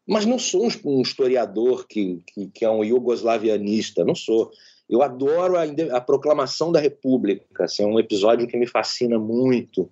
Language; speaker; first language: Portuguese; native; Portuguese